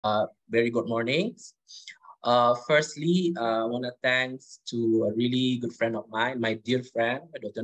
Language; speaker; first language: English; non-native, fluent; Indonesian